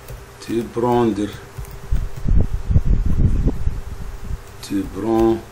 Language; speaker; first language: French; non-native, fluent; Arabic